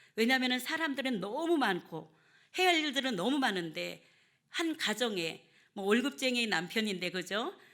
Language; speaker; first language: Korean; native; Korean